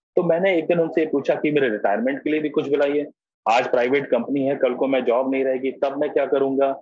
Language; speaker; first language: Hindi; native; Hindi